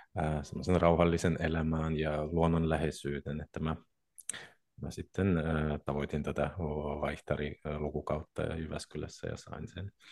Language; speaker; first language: Finnish; non-native, fluent; Russian